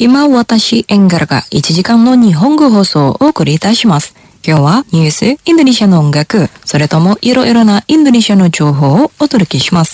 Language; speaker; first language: Japanese; non-native, fluent; Indonesian